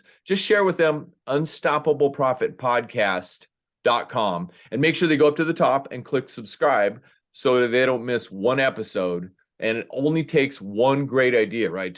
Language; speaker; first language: English; native; English